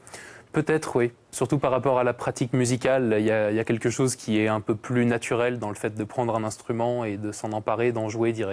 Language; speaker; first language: French; native; French